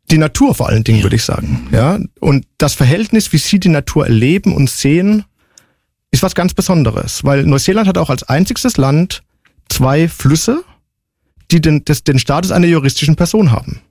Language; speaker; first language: German; native; German